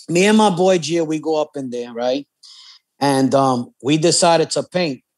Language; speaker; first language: English; native; English